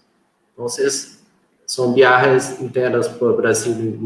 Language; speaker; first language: Spanish; non-native, fluent; Portuguese